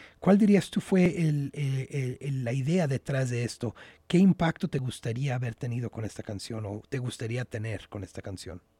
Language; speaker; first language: Spanish; early bilingual, heritage; Spanish